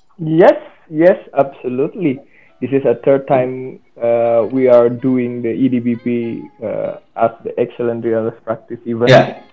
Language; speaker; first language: English; non-native, learner; Indonesian